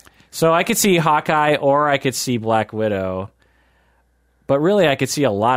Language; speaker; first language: English; native; English